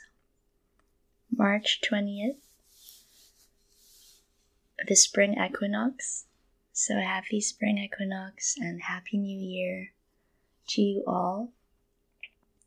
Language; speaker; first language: English; non-native, local second language; Filipino